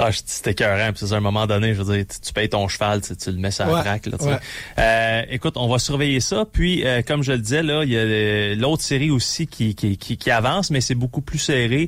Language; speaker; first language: French; native; French